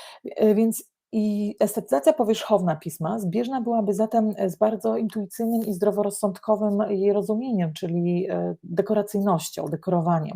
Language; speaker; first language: Polish; native; Polish